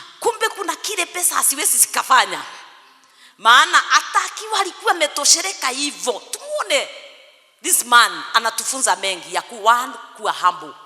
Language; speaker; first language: Swahili; non-native, local second language; Kikuyu